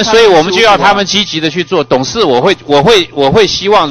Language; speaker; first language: Chinese; native; Chinese